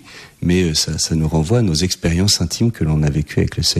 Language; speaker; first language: French; native; French